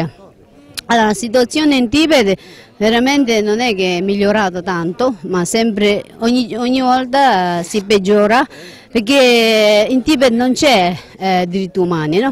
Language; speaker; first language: Italian; non-native, learner; Tibetan